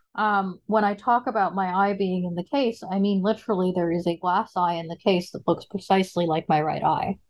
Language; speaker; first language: English; native; English